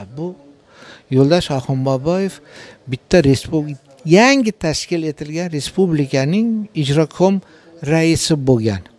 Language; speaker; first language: Uzbek; native; Uzbek